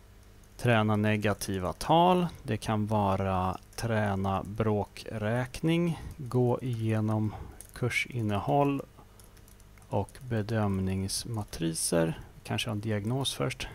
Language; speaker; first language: Swedish; native; Swedish